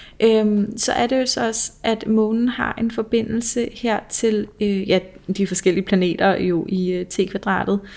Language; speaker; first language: Danish; native; Danish